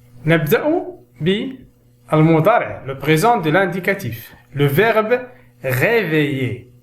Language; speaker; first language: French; non-native, local second language; Arabic